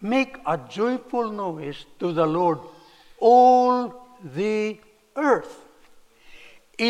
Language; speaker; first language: English; non-native, local second language; Cebuano